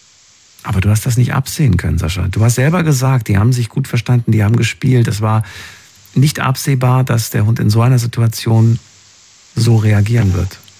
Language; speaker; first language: German; native; German